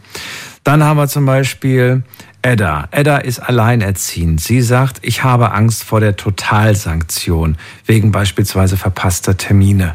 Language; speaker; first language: German; native; German